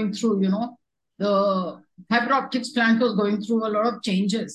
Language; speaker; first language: English; non-native, local second language; Hindi